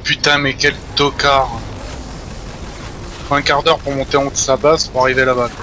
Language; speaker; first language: French; native; French